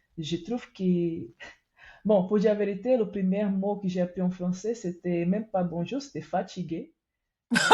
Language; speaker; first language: French; non-native, fluent; Portuguese